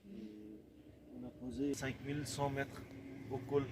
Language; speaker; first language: French; non-native, fluent; Nepali